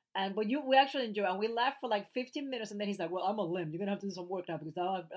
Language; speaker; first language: English; non-native, fluent; Spanish